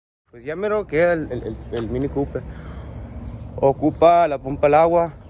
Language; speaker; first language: Spanish; early bilingual, heritage; Spanish